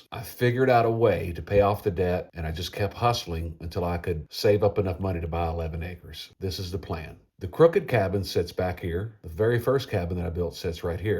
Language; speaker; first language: English; native; English